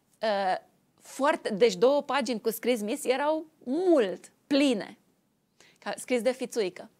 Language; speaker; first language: Romanian; native; Romanian